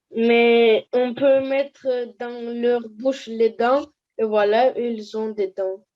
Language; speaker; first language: French; non-native, learner; Russian